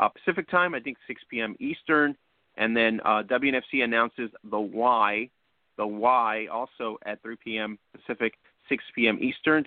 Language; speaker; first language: English; early bilingual, other home language; Spanish